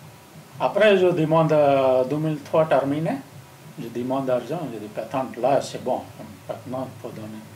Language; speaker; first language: French; non-native, learner; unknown